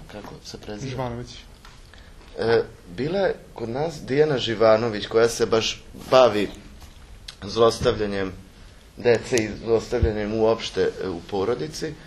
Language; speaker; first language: Serbian; non-native, local second language; Hungarian